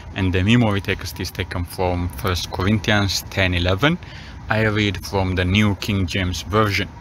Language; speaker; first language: English; non-native, local second language; Sidamo